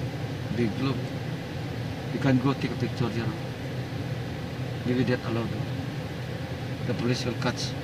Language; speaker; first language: English; non-native, local second language; Filipino